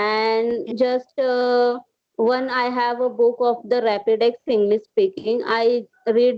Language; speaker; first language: English; non-native, learner; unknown